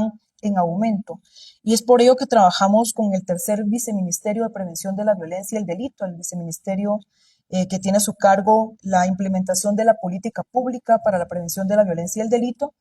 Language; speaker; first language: Spanish; native; Spanish